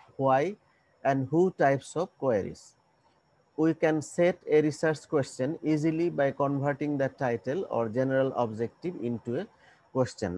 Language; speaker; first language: English; non-native, local second language; Bangla